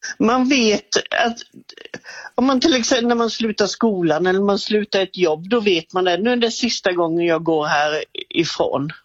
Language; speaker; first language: Swedish; native; Swedish